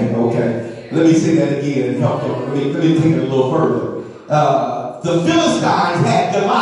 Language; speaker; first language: English; native; English